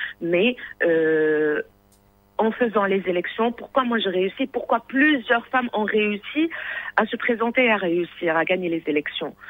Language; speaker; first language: French; non-native, local second language; Arabic